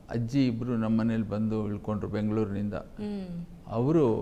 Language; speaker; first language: Kannada; native; Kannada